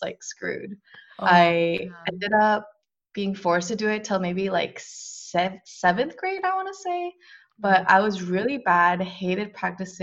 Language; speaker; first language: English; native; English